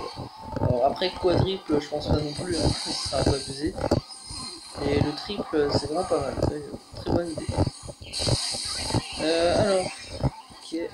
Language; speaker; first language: French; native; French